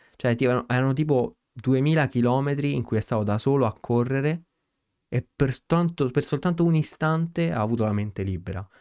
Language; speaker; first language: Italian; early bilingual, other home language; Romanian